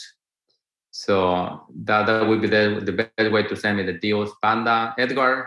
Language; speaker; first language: English; non-native, fluent; Spanish